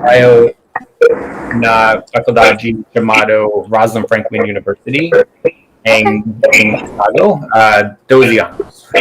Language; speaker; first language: Portuguese; non-native, learner; English